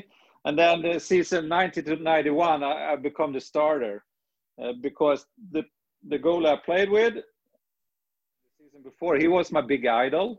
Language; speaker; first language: English; non-native, fluent; Swedish